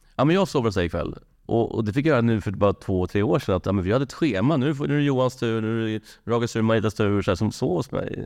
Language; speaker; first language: Swedish; native; Swedish